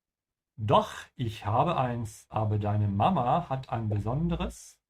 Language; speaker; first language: German; non-native, fluent; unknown